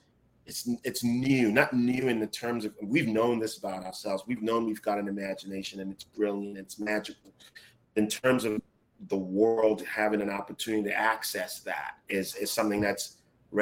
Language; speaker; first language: English; non-native, local second language; Akan